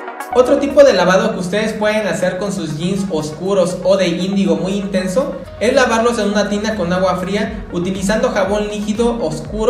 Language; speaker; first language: Spanish; native; Spanish